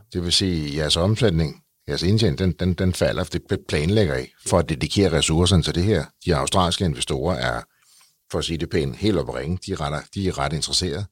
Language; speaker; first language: Danish; native; Danish